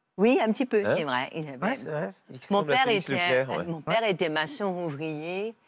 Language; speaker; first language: French; native; French